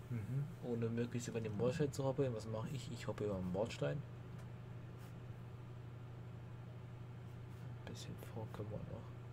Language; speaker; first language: German; native; German